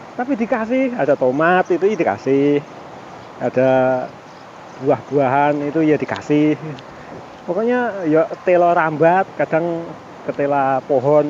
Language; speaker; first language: Indonesian; non-native, local second language; Javanese